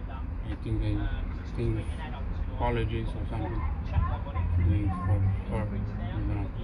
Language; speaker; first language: English; non-native, learner; Romanian